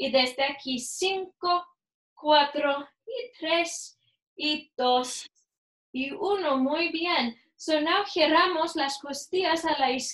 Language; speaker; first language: Spanish; non-native, learner; English